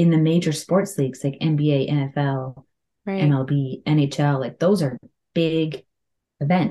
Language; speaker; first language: English; native; English